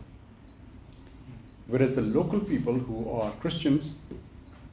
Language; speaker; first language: English; non-native, local second language; Urdu